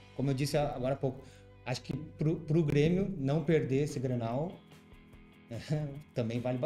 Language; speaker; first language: Portuguese; native; Portuguese